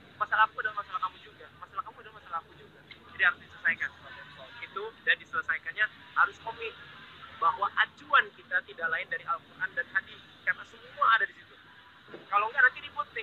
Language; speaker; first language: Indonesian; native; Indonesian